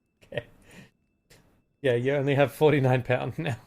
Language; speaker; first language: English; native; English